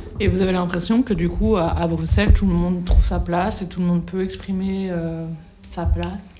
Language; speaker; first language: French; native; French